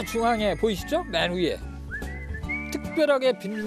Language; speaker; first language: Korean; native; Korean